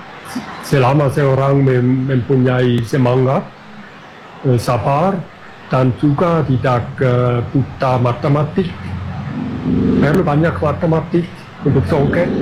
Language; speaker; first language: Indonesian; non-native, fluent; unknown